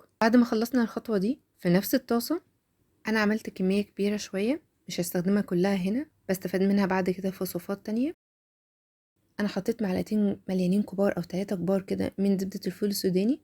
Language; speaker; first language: Arabic; native; Arabic